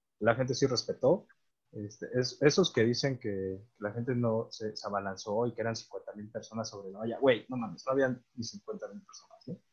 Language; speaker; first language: Spanish; native; Spanish